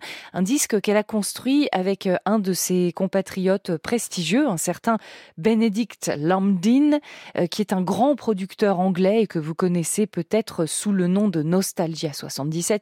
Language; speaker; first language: French; native; French